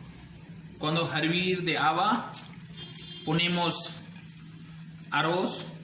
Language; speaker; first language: Spanish; non-native, learner; Urdu